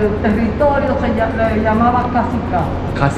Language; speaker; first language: Spanish; native; Spanish